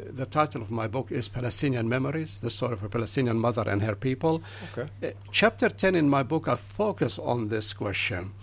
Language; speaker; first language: English; non-native, fluent; Arabic